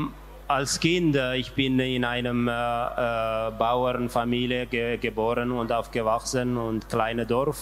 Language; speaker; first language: German; non-native, learner; Tigrinya